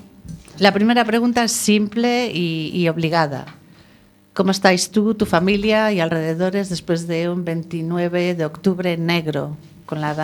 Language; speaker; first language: Spanish; native; Spanish